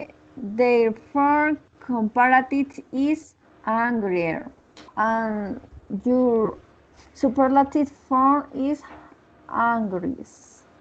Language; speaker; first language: English; non-native, learner; Spanish